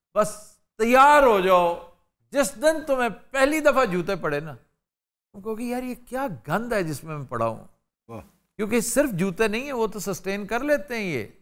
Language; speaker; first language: Urdu; non-native, local second language; Punjabi